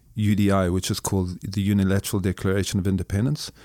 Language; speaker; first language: English; native; English